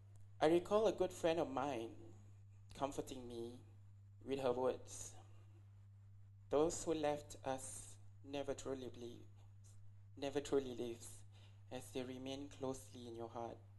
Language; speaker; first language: English; non-native, local second language; Malay